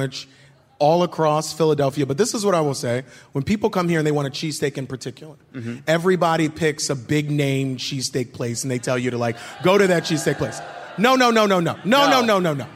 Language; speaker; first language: English; native; English